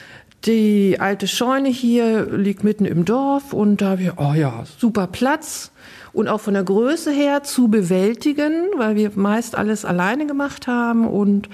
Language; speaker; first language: German; native; German